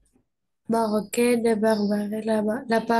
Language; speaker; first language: French; non-native, learner; Arabic